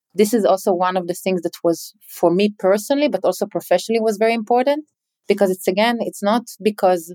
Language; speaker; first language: English; non-native, fluent; Hebrew